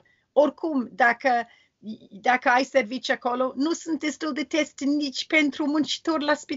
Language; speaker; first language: Romanian; non-native, learner; English